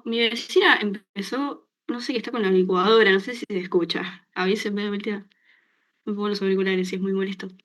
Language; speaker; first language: Spanish; native; Spanish